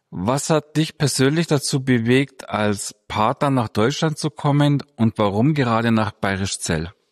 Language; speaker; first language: German; native; German